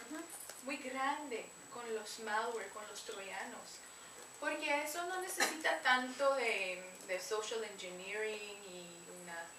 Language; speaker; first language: Spanish; non-native, fluent; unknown